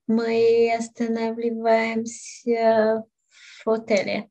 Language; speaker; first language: Russian; non-native, learner; Bulgarian